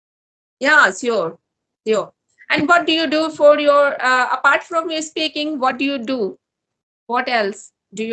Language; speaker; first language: English; non-native, learner; Hindi